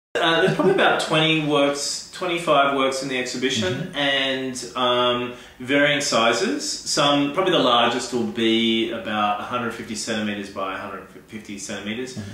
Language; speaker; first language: English; native; English